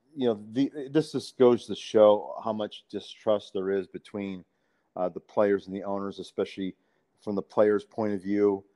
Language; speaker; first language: English; native; English